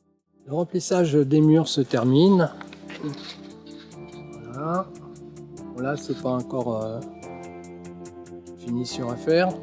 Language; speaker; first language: French; native; French